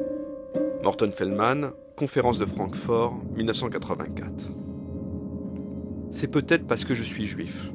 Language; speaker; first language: French; native; French